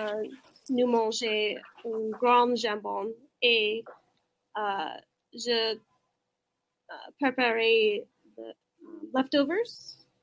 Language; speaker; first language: French; non-native, learner; English